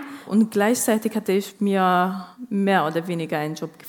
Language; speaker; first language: German; non-native, fluent; Arabic